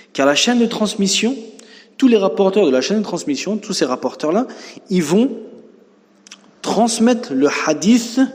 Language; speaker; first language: French; native; French